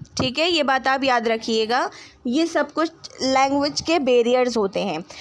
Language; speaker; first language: Hindi; non-native, local second language; Punjabi